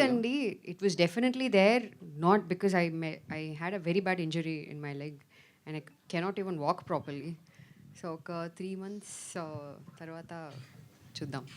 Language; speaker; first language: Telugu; non-native, fluent; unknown